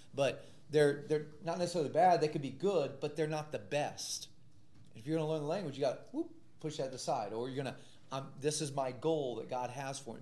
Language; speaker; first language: English; native; English